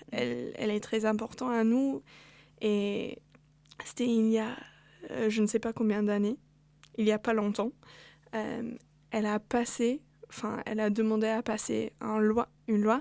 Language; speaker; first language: French; non-native, fluent; English